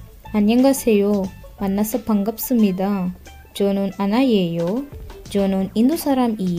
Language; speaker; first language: Korean; non-native, learner; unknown